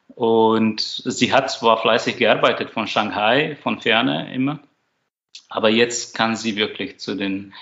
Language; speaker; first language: German; non-native, fluent; Slovak